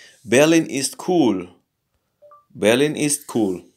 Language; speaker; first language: German; non-native, learner; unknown